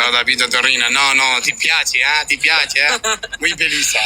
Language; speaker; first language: Italian; non-native, learner; Albanian